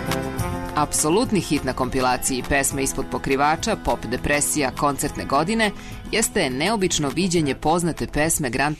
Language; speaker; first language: Serbian; native; Serbian